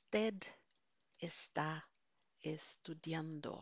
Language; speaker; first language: Spanish; non-native, fluent; Norwegian